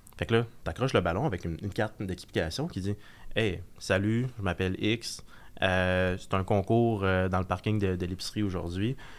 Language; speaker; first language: French; native; French